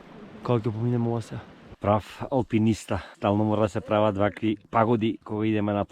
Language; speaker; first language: Macedonian; native; Macedonian